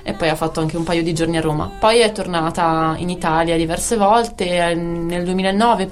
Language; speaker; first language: Italian; native; Italian